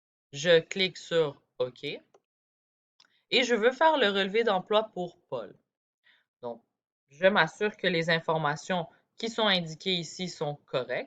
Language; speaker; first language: French; native; French